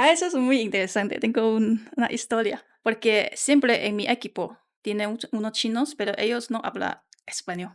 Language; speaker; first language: Spanish; non-native, learner; Chinese